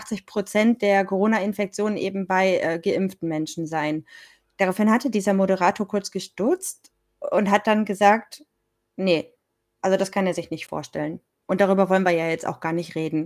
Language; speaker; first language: German; native; German